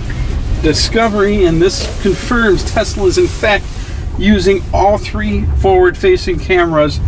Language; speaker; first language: English; native; English